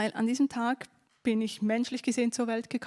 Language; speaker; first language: German; native; German